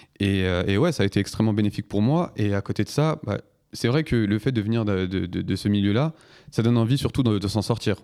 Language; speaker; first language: French; early bilingual, other home language; Turkish